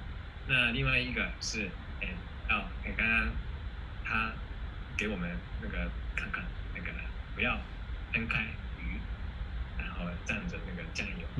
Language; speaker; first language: Chinese; non-native, fluent; Japanese